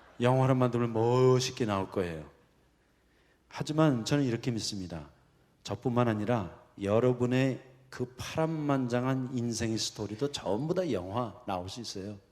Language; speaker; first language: Korean; early bilingual, heritage; Korean